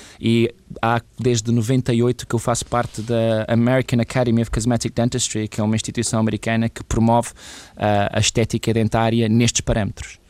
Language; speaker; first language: Portuguese; early bilingual, other home language; English